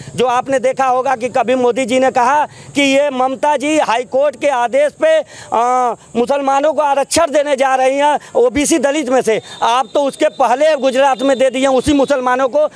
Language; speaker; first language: Hindi; native; Hindi